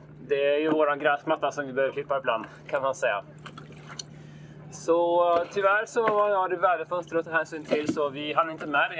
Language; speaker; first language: Swedish; native; Swedish